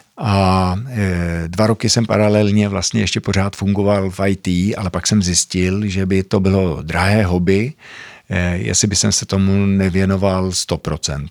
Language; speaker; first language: Czech; early bilingual, heritage; Czech